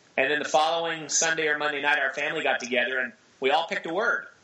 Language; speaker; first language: English; native; English